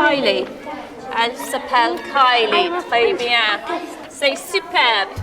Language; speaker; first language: French; non-native, fluent; English